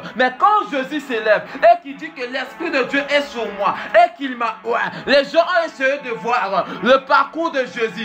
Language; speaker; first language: French; non-native, local second language; Swahili